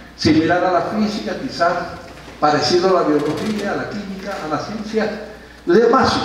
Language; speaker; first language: Spanish; native; Spanish